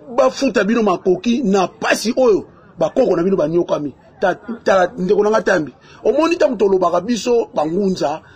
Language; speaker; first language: Lingala; non-native, local second language; Kongo